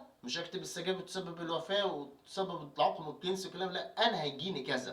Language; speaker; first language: Arabic; native; Arabic